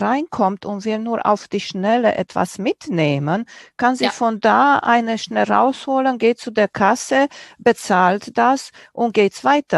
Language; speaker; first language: German; non-native, fluent; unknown